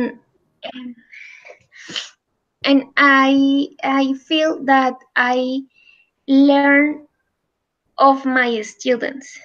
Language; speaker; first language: English; non-native, learner; Spanish